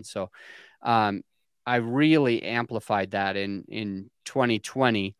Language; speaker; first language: English; native; English